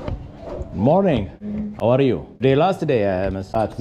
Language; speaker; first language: English; non-native, learner; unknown